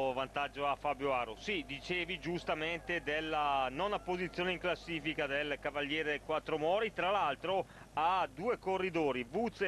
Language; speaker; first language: Italian; native; Italian